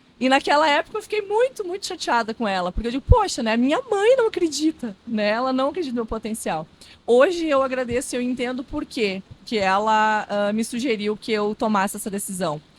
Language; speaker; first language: Portuguese; non-native, local second language; Low German